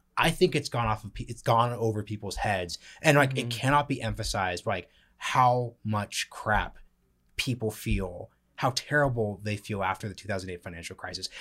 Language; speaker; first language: English; native; English